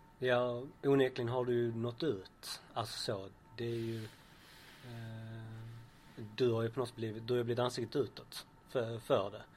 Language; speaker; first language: Swedish; native; Swedish